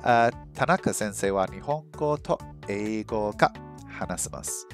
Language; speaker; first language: Japanese; non-native, learner; English